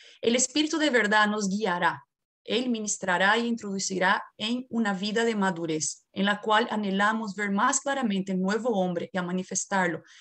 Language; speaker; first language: Spanish; non-native, fluent; Portuguese